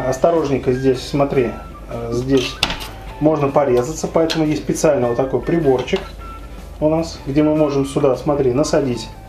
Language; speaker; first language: Russian; native; Russian